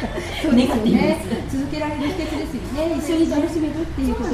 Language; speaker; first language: Japanese; native; Japanese